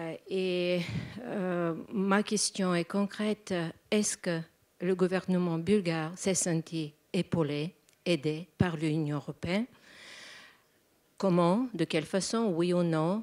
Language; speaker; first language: French; non-native, fluent; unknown